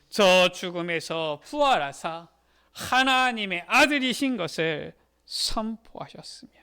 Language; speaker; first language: Korean; native; Korean